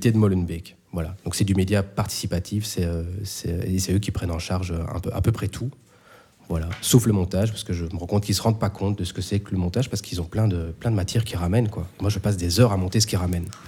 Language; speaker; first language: French; native; French